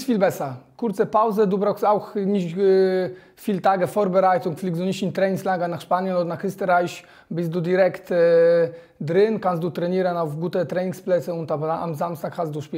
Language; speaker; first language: German; non-native, fluent; Polish